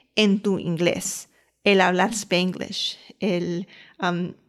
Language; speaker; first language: Spanish; early bilingual, heritage; Spanish